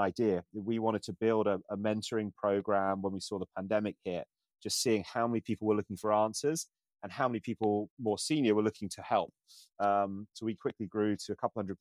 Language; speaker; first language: English; native; English